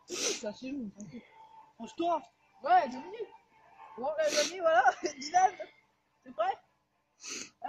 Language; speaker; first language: French; native; French